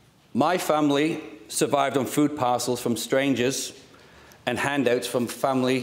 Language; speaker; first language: English; native; English